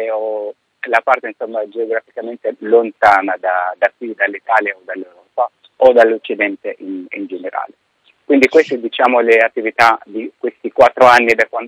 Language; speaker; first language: Italian; non-native, fluent; Arabic